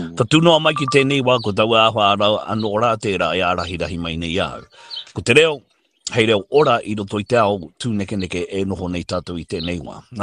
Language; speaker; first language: Māori; non-native, local second language; English